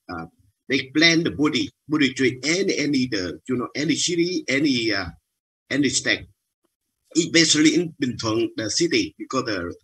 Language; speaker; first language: English; non-native, learner; Vietnamese